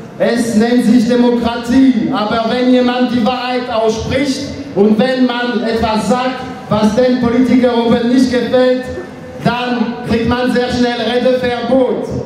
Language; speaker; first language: German; non-native, fluent; French